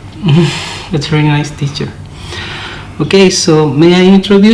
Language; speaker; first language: English; non-native, fluent; Spanish